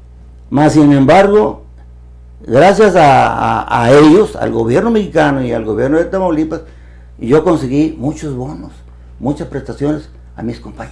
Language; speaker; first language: Spanish; native; Spanish